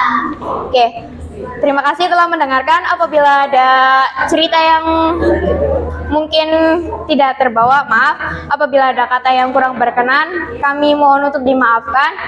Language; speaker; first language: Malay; non-native, local second language; Javanese